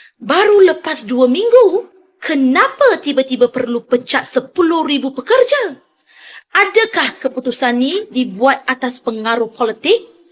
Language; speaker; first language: Malay; native; Malay